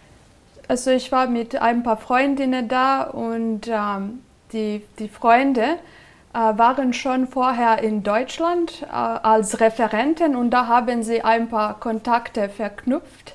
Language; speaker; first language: German; non-native, fluent; Serbian